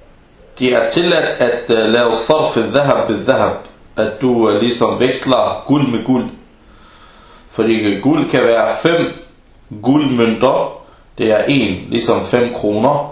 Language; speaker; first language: Danish; non-native, fluent; Arabic